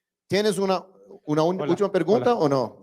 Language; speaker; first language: Spanish; non-native, learner; Portuguese